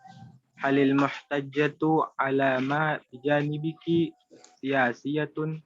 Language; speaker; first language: Arabic; non-native, learner; Indonesian